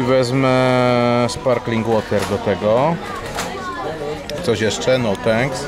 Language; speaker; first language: Polish; native; Polish